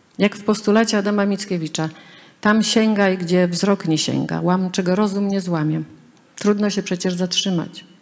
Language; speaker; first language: Polish; native; Polish